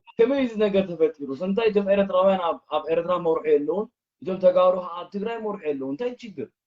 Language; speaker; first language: Tigrinya; early bilingual, heritage; Tigrinya